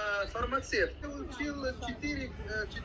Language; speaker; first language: Russian; non-native, learner; Arabic